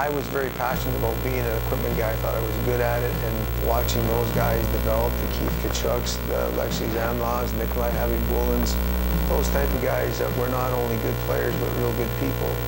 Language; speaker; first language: English; native; English